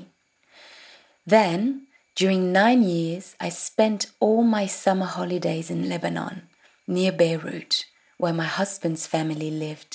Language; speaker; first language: English; non-native, fluent; French